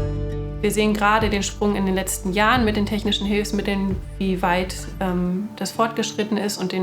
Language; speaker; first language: German; native; German